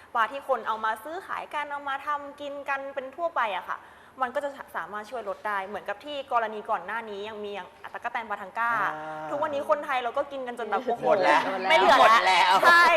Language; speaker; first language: Thai; native; Thai